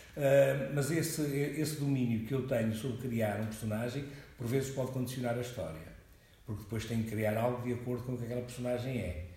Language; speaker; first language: Portuguese; native; Portuguese